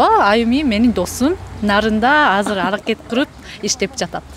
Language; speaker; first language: Kyrgyz; non-native, fluent; Japanese